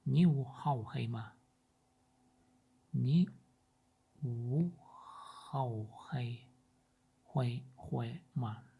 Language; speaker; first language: Chinese; non-native, learner; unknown